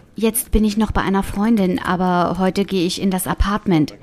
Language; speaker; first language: German; non-native, fluent; Bulgarian